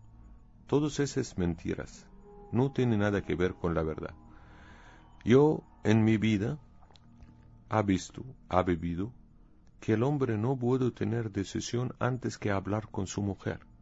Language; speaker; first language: Spanish; non-native, learner; Arabic